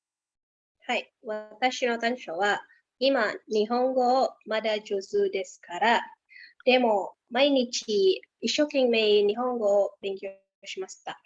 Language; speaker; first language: Japanese; non-native, learner; Indonesian